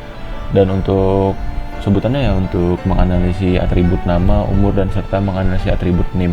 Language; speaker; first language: Indonesian; native; Indonesian